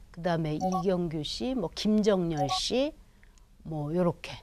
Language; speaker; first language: Korean; native; Korean